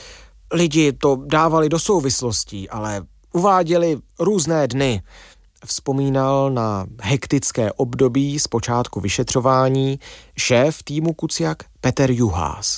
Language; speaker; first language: Czech; native; Czech